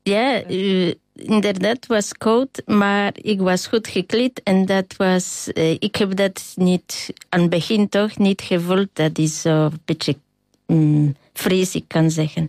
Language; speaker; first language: Dutch; non-native, learner; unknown